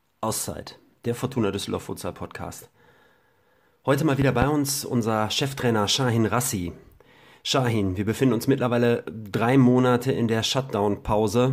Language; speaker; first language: German; native; German